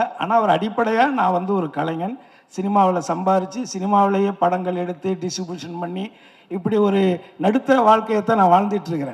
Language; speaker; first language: Tamil; native; Tamil